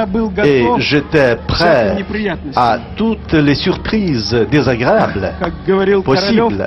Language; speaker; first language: French; non-native, fluent; Russian